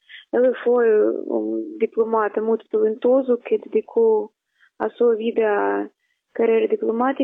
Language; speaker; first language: Portuguese; non-native, fluent; Russian